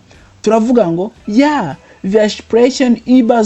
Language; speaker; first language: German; non-native, fluent; Kinyarwanda